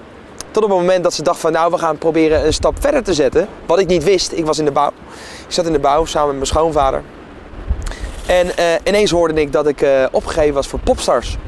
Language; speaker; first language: Dutch; native; Dutch